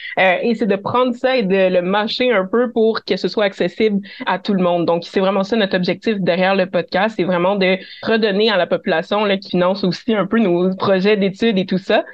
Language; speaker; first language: French; native; French